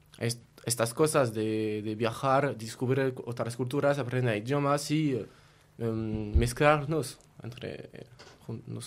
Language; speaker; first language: Spanish; non-native, learner; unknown